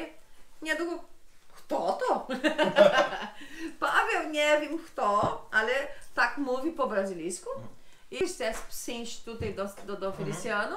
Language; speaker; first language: Polish; early bilingual, heritage; Polish